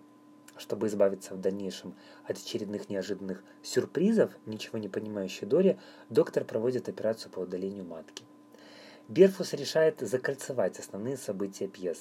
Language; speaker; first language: Russian; native; Russian